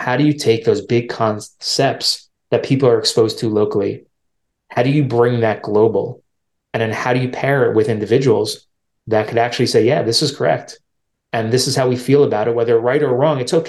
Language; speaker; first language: English; native; English